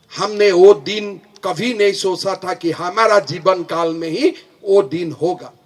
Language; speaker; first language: Hindi; non-native, local second language; Assamese